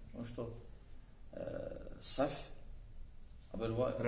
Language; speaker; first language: Russian; non-native, learner; Azerbaijani